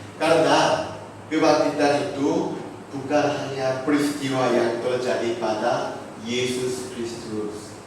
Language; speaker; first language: Indonesian; non-native, fluent; Korean